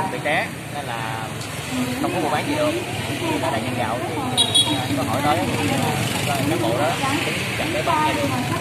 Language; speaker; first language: Vietnamese; native; Vietnamese